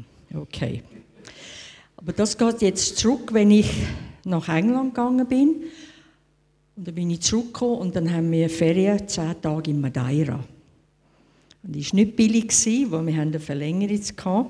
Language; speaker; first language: German; non-native, fluent; English